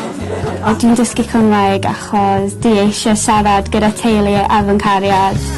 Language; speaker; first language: Welsh; non-native, learner; English